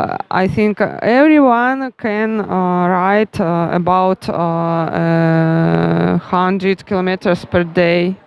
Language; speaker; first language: English; non-native, learner; Russian